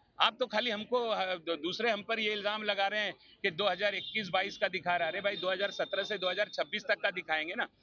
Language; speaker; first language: Hindi; native; Hindi